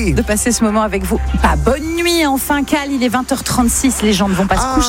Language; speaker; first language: French; native; French